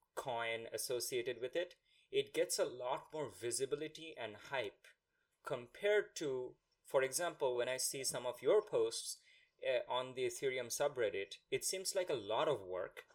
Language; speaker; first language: English; non-native, local second language; Bangla